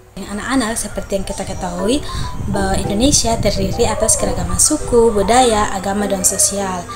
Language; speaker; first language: Indonesian; native; Indonesian